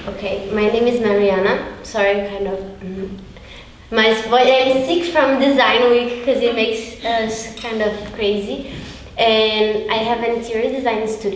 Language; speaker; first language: English; non-native, fluent; Italian